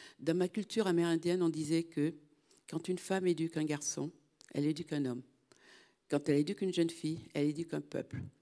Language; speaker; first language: French; native; French